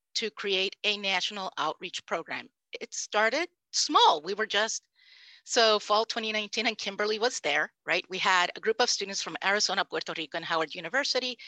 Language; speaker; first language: English; non-native, fluent; Spanish